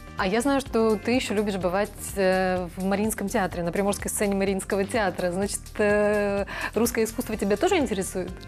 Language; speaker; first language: Russian; native; Russian